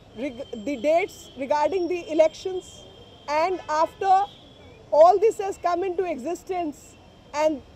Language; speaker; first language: English; non-native, local second language; Hindi